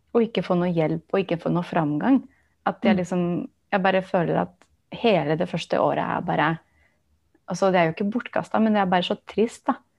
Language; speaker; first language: Norwegian; non-native, fluent; English